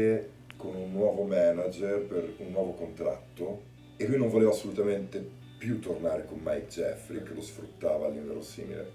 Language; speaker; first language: Italian; native; Italian